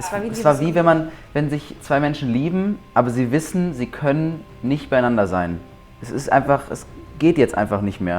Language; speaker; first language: German; native; German